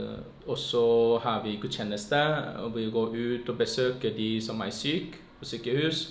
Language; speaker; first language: Norwegian; non-native, fluent; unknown